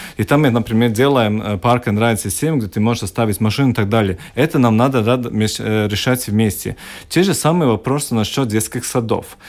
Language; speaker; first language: Russian; non-native, local second language; Latvian